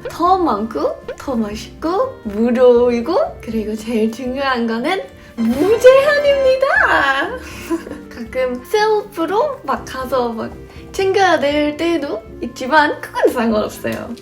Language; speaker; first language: Korean; non-native, fluent; English